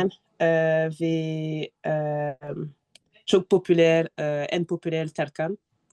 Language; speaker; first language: Turkish; non-native, learner; French